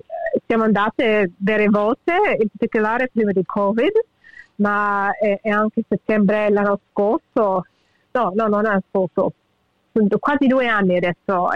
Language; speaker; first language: Italian; early bilingual, heritage; English